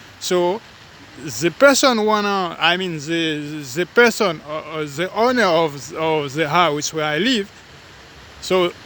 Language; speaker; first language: English; non-native, learner; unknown